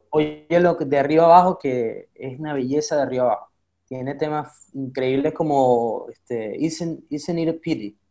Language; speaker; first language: Spanish; native; Spanish